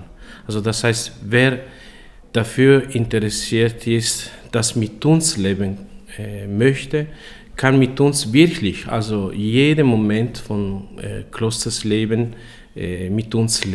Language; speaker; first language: German; non-native, learner; Italian